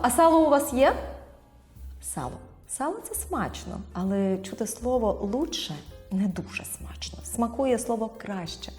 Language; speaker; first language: Ukrainian; native; Ukrainian